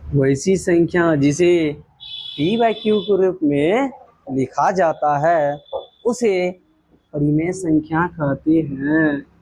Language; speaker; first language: Hindi; native; Hindi